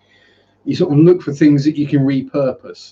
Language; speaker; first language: English; native; English